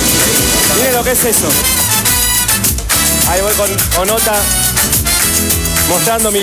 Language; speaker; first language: Spanish; native; Spanish